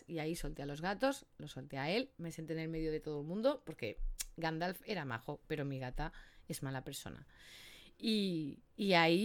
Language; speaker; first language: Spanish; native; Spanish